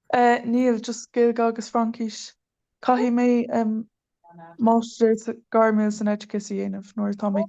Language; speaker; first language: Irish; non-native, learner; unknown